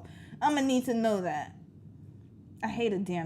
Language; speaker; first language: English; native; English